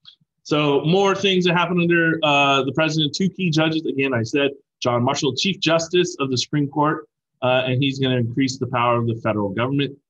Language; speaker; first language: English; native; English